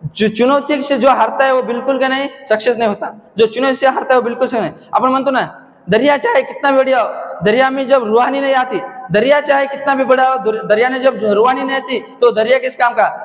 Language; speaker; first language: Hindi; non-native, local second language; Marathi